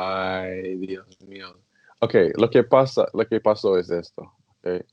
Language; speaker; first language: Spanish; non-native, learner; English